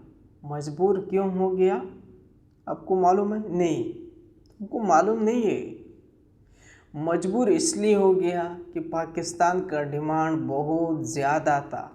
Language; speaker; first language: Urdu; non-native, local second language; Pashto